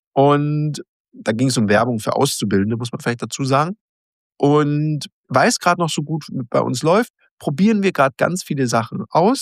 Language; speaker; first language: German; native; German